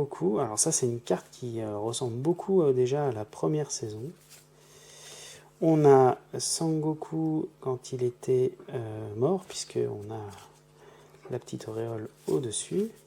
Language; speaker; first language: French; native; French